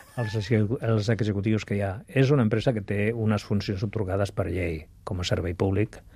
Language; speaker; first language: Catalan; non-native, local second language; Spanish